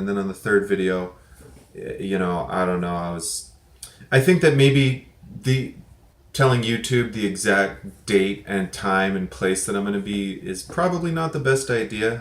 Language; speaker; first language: English; native; English